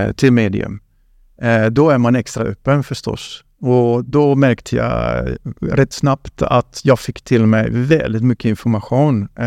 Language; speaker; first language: Swedish; non-native, fluent; Dutch